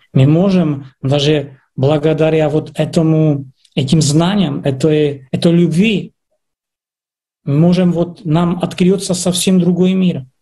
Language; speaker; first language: Russian; non-native, fluent; Czech